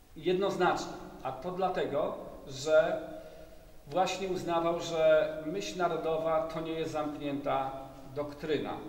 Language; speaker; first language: Polish; native; Polish